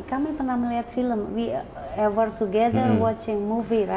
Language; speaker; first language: English; non-native, learner; Indonesian